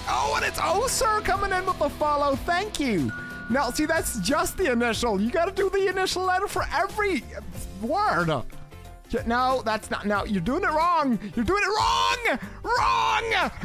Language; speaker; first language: English; native; English